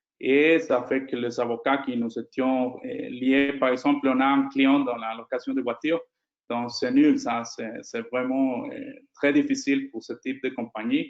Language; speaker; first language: French; non-native, fluent; Spanish